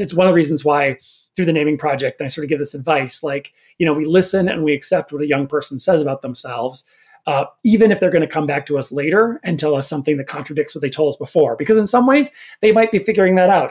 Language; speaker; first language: English; native; English